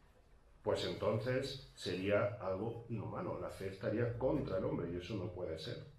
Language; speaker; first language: Spanish; native; Spanish